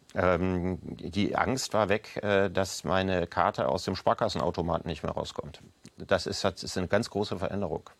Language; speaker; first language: German; native; German